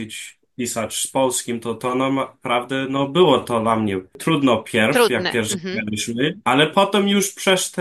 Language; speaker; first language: Polish; early bilingual, heritage; English